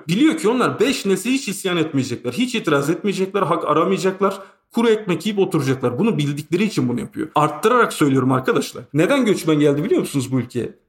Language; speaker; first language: Turkish; native; Turkish